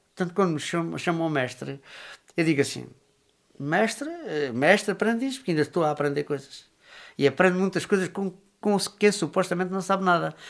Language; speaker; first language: Portuguese; native; Portuguese